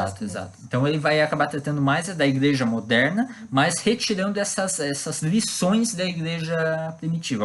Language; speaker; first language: Portuguese; native; Portuguese